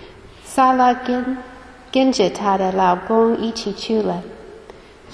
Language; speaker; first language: Chinese; non-native, fluent; English